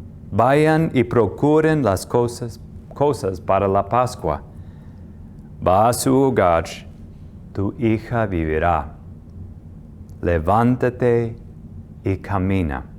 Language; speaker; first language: Spanish; non-native, fluent; English